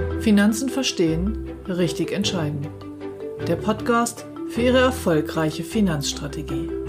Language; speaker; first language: German; native; German